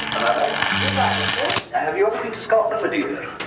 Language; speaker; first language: English; native; English